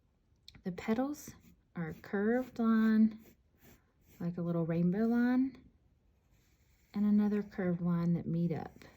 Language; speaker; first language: English; native; English